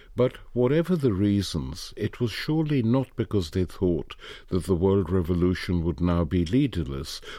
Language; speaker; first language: English; non-native, local second language; Punjabi